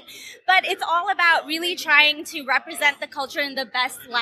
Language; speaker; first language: English; native; English